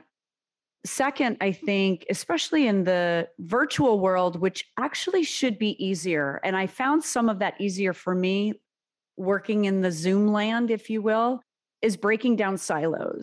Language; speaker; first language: English; early bilingual, other home language; Serbian